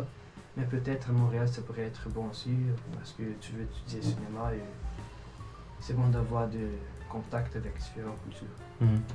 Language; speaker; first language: French; non-native, fluent; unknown